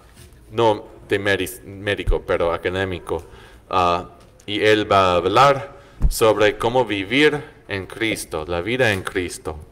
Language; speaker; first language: Spanish; non-native, fluent; English